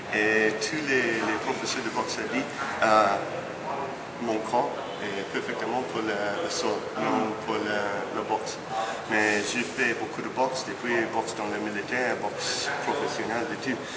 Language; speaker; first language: French; non-native, learner; English